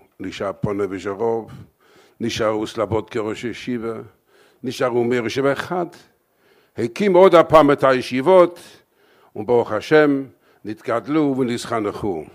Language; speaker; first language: Hebrew; non-native, fluent; English